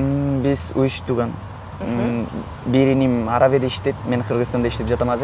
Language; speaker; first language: Kyrgyz; non-native, learner; Bangla